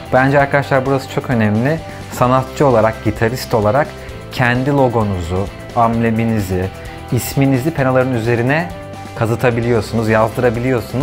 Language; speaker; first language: Turkish; native; Turkish